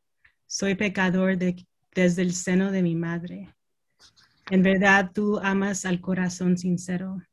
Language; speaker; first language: Spanish; early bilingual, heritage; Spanish